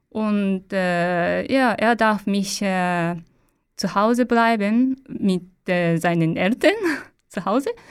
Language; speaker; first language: German; non-native, learner; Japanese